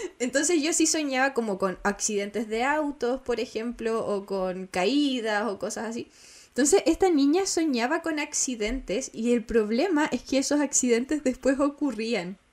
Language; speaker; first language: Spanish; native; Spanish